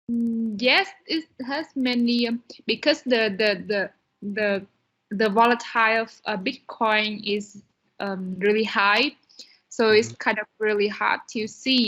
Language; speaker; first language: English; non-native, learner; Vietnamese